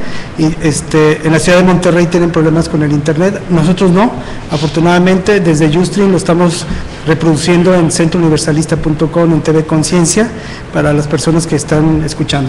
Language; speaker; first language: Spanish; native; Spanish